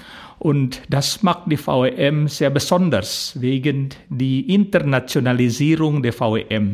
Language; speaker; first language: German; non-native, fluent; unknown